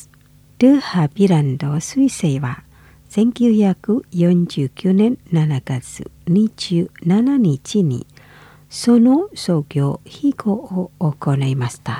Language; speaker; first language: Japanese; non-native, fluent; Indonesian